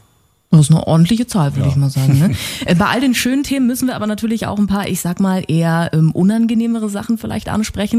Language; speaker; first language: German; native; German